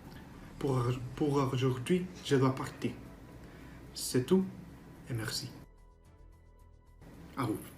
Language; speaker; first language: French; non-native, learner; Spanish